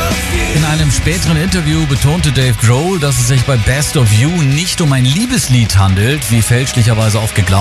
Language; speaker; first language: German; native; German